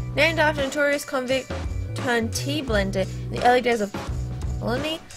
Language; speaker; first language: English; native; English